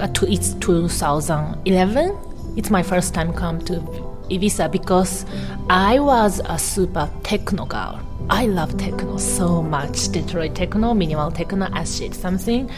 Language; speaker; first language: English; non-native, learner; Japanese